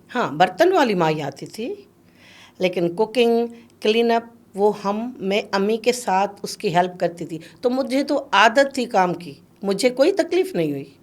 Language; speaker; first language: Urdu; non-native, local second language; Sindhi